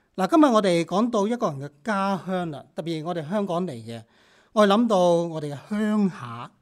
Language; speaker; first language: Chinese; non-native, local second language; Cantonese